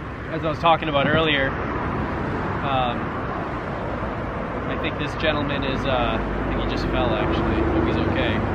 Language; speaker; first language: English; native; English